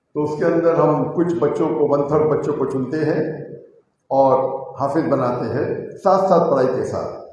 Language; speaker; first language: Urdu; non-native, local second language; Konkani